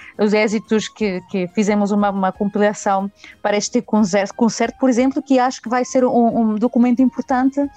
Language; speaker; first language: Portuguese; early bilingual, heritage; Portuguese